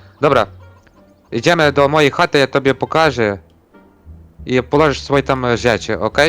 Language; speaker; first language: Polish; non-native, learner; Ukrainian